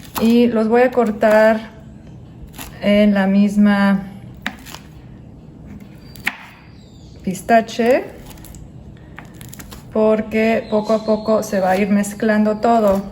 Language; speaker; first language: Spanish; non-native, fluent; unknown